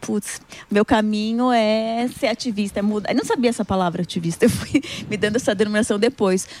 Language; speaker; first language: Portuguese; native; Portuguese